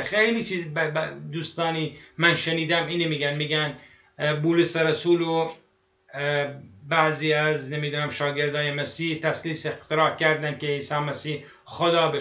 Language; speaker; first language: Persian; non-native, fluent; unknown